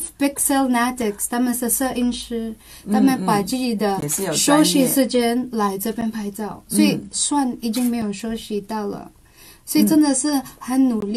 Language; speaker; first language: Chinese; non-native, local second language; Cebuano